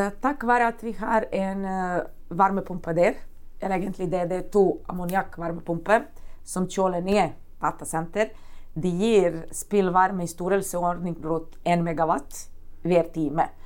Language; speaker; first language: Norwegian; non-native, fluent; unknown